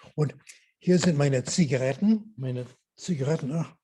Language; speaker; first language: German; non-native, fluent; English